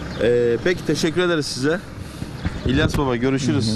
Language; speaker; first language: Turkish; native; Turkish